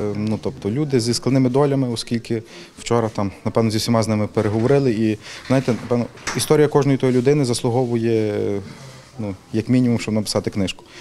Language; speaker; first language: Ukrainian; native; Ukrainian